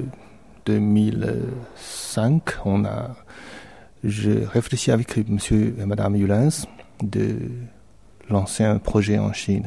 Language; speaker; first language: French; non-native, fluent; Chinese